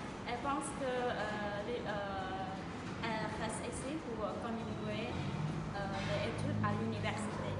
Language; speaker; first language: French; non-native, learner; Khmer